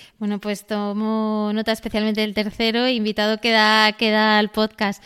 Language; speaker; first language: Spanish; native; Spanish